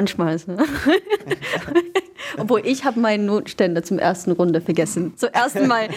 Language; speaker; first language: German; non-native, fluent; English